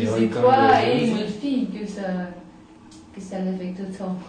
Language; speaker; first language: French; native; French